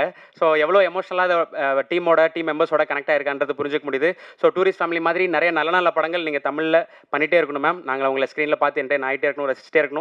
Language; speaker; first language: Tamil; native; Tamil